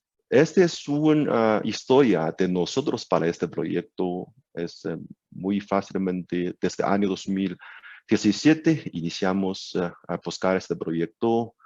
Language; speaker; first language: Spanish; non-native, learner; Chinese